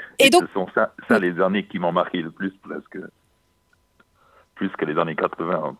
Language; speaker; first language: French; non-native, local second language; Luxembourgish